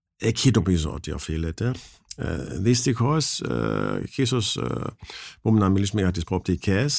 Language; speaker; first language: Greek; non-native, fluent; German